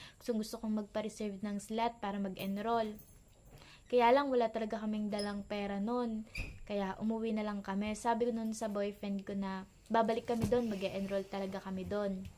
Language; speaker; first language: Filipino; native; Filipino